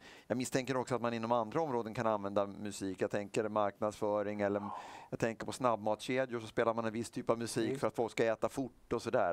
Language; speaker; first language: Swedish; native; Swedish